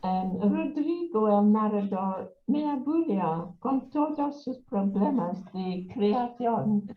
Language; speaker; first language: Spanish; non-native, learner; English